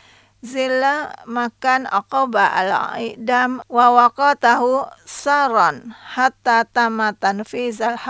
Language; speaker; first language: Arabic; non-native, fluent; Indonesian